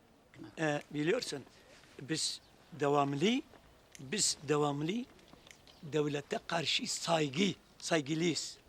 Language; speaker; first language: Turkish; non-native, local second language; Turoyo